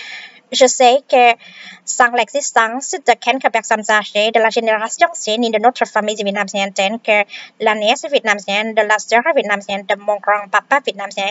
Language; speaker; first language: French; non-native, fluent; Vietnamese